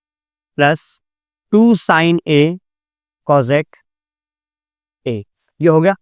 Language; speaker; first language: Hindi; non-native, local second language; Gujarati